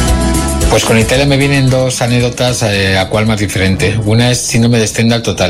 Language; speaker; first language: Spanish; native; Spanish